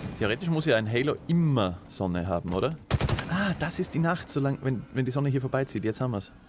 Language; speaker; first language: German; native; German